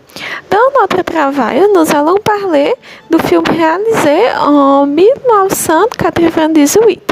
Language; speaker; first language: French; non-native, learner; Portuguese